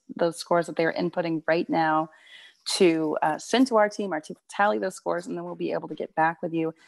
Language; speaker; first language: English; native; English